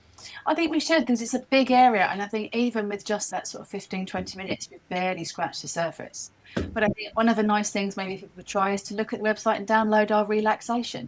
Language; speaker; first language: English; native; English